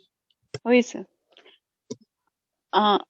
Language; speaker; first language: French; non-native, learner; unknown